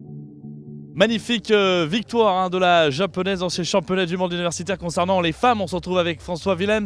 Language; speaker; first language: French; native; French